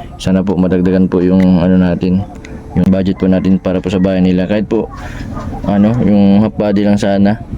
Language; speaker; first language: Filipino; native; Filipino